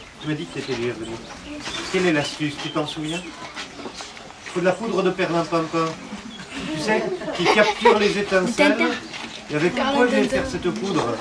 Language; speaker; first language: French; native; French